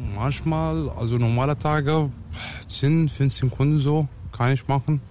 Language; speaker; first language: German; non-native, learner; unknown